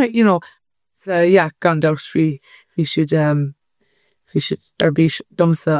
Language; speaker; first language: Irish; non-native, local second language; English